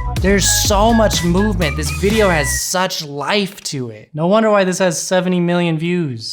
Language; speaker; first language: English; native; English